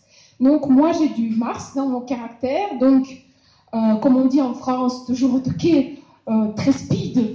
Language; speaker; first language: French; non-native, fluent; Russian